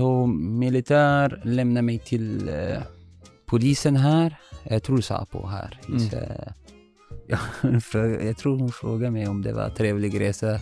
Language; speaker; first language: Swedish; non-native, learner; Arabic